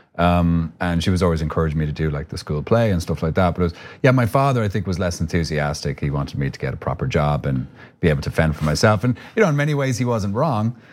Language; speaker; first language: English; native; English